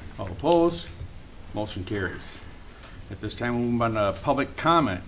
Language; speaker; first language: English; native; English